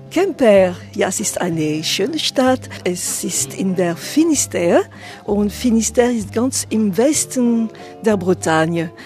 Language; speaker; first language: German; non-native, fluent; French